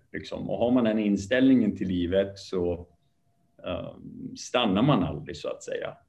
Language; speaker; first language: Swedish; early bilingual, other home language; Kurdish